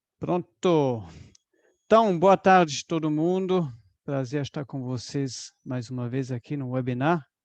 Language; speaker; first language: Portuguese; non-native, fluent; German